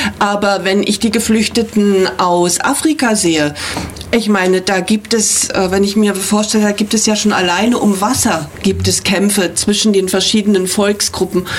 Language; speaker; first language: German; native; German